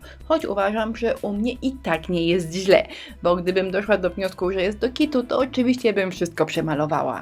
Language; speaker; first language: Polish; native; Polish